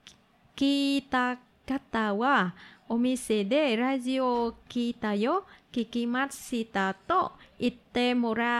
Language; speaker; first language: Japanese; non-native, learner; Vietnamese